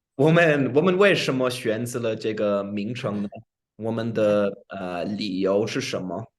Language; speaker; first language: Chinese; non-native, fluent; English